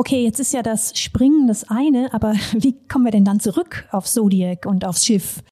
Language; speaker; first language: German; native; German